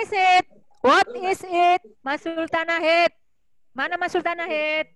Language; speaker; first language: English; non-native, fluent; Indonesian